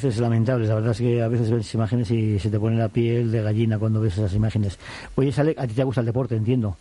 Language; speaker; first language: Spanish; native; Spanish